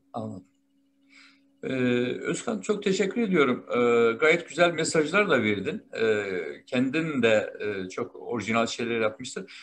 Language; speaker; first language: Turkish; native; Turkish